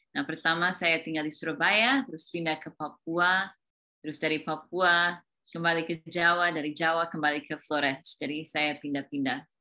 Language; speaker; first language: Indonesian; early bilingual, other home language; English